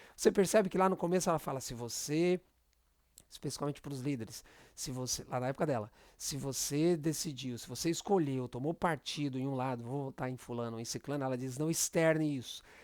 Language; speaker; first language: Portuguese; native; Portuguese